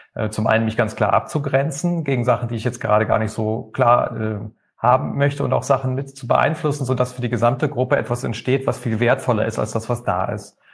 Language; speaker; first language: German; native; German